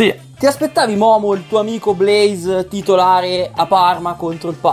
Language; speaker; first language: Italian; native; Italian